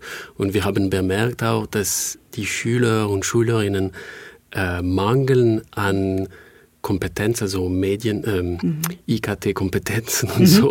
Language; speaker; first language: German; non-native, fluent; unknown